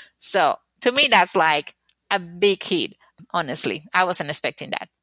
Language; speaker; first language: English; non-native, fluent; Spanish